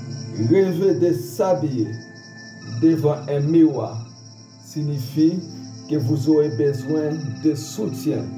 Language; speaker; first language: French; non-native, local second language; Haitian Creole